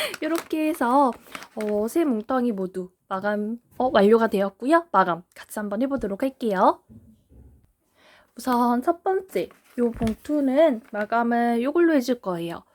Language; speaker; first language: Korean; native; Korean